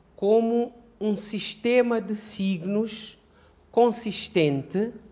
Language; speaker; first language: Portuguese; non-native, local second language; Kabuverdianu